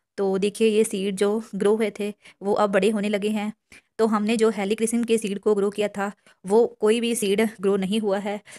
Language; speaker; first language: Hindi; non-native, local second language; Punjabi